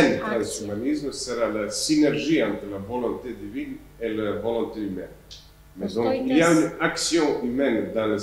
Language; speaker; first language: French; non-native, fluent; Serbian